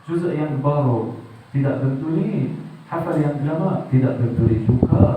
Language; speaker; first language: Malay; non-native, learner; Arabic